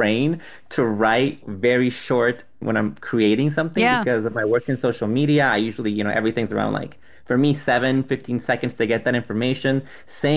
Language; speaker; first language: English; non-native, fluent; Spanish